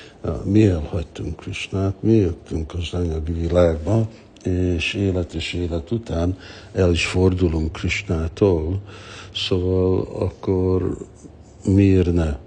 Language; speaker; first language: Hungarian; early bilingual, heritage; Hungarian